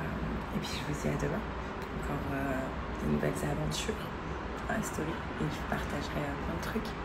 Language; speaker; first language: French; native; French